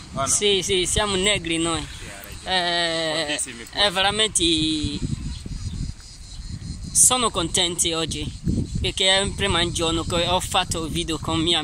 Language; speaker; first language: Italian; non-native, learner; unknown